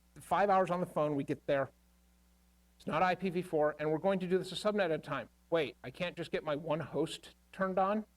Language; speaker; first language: English; native; English